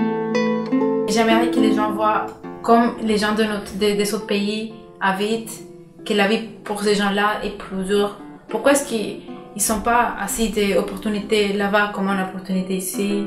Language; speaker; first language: French; non-native, learner; Spanish